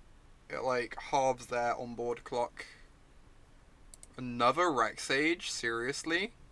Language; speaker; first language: English; native; English